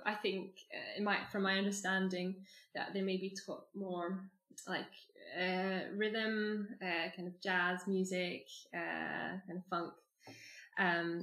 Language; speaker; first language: English; native; English